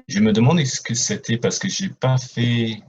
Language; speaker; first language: French; non-native, fluent; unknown